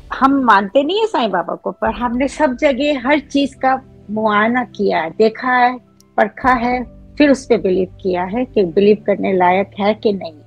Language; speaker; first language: Hindi; native; Hindi